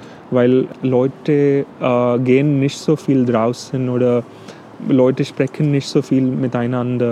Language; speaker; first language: German; non-native, fluent; English